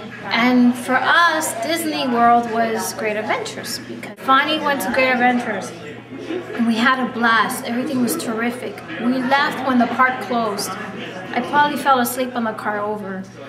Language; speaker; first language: English; early bilingual, other home language; Spanish